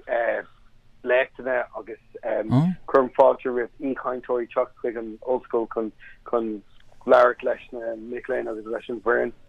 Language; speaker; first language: Irish; non-native, local second language; English